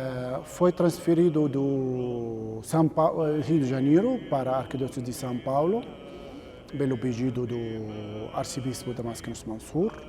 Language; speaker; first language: Portuguese; non-native, learner; Arabic